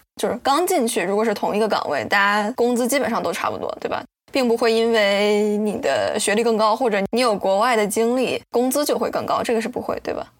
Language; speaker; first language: Chinese; native; Chinese